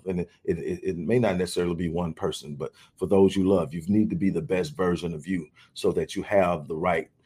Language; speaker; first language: English; native; English